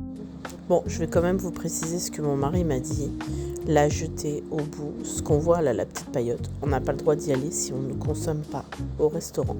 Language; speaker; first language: French; native; French